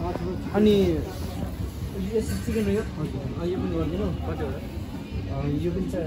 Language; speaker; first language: Nepali; native; Nepali